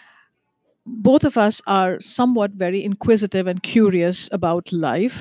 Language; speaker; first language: English; non-native, local second language; Hindi